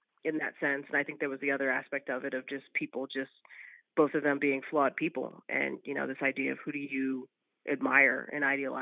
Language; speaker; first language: English; native; English